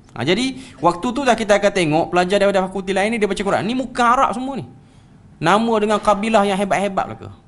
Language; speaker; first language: Malay; native; Malay